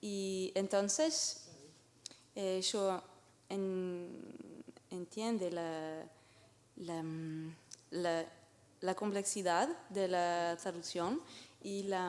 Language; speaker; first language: Spanish; non-native, learner; French